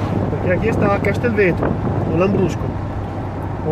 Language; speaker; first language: Portuguese; non-native, learner; Italian